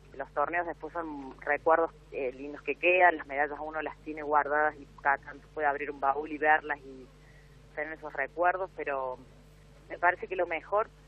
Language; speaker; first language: Spanish; native; Spanish